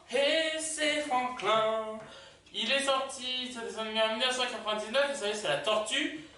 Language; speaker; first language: French; native; French